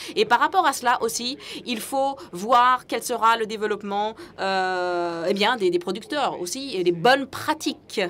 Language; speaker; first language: French; non-native, fluent; English